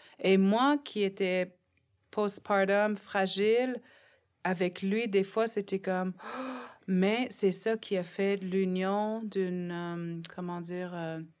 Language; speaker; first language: French; non-native, local second language; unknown